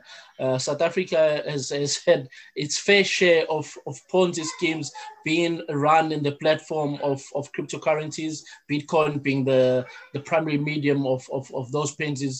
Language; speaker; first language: English; non-native, local second language; Zulu